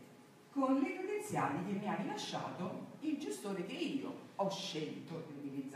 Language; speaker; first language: Italian; native; Italian